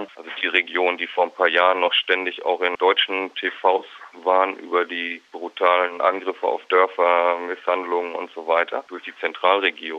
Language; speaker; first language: German; native; German